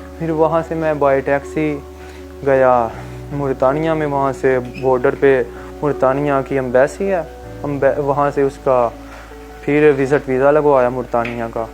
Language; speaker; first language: Urdu; non-native, local second language; Punjabi